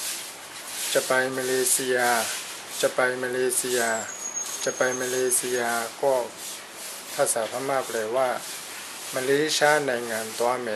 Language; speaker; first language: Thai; non-native, fluent; Burmese